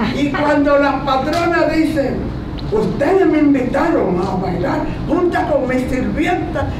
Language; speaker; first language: Spanish; native; Spanish